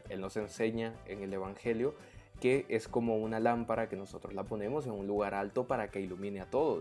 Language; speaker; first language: Spanish; native; Spanish